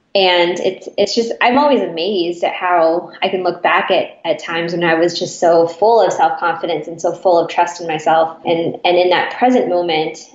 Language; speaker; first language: English; native; English